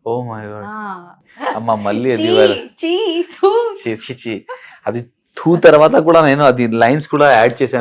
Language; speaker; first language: Telugu; non-native, local second language; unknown